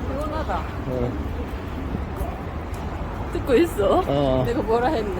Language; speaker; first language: Korean; non-native, fluent; Japanese